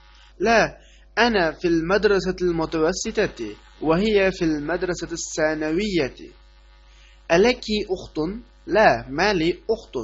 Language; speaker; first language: Arabic; non-native, fluent; Uyghur